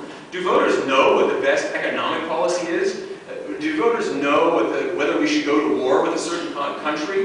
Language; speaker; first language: English; native; English